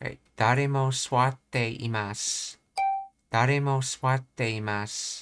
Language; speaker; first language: Japanese; non-native, learner; English